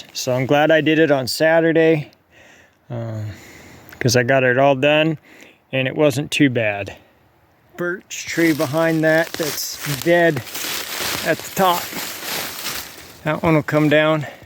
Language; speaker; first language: English; native; English